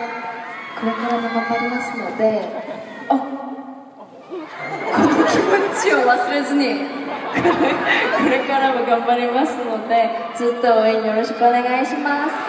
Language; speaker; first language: Japanese; non-native, learner; Korean